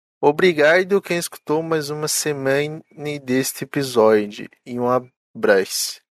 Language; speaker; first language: Portuguese; native; Portuguese